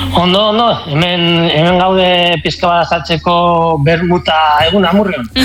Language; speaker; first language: Basque; non-native, local second language; Spanish